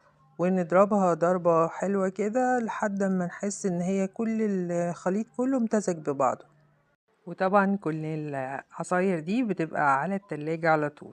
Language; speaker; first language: Arabic; native; Arabic